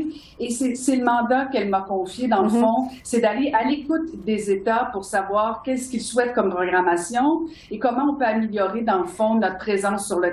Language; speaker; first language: French; native; French